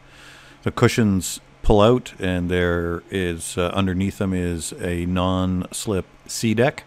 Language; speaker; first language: English; native; English